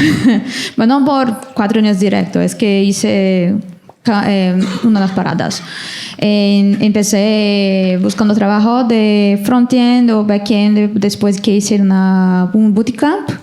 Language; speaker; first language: Spanish; non-native, learner; Portuguese